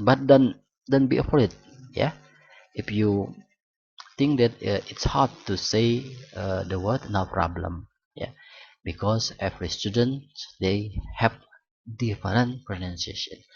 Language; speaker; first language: English; non-native, learner; Indonesian